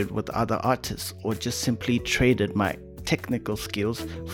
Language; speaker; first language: English; non-native, local second language; Shona